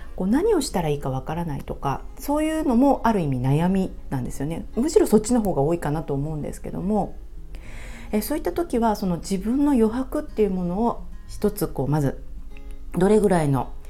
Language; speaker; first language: Japanese; native; Japanese